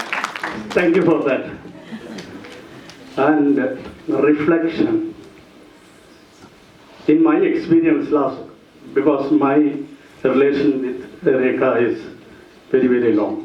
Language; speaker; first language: English; non-native, learner; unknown